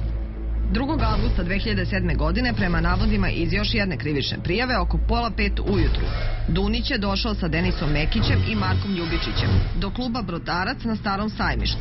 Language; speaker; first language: Serbian; native; Serbian